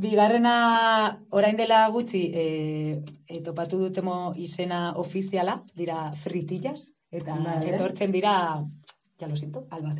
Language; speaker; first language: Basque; non-native, local second language; Spanish